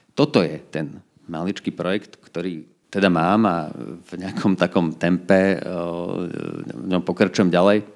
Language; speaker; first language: Slovak; native; Slovak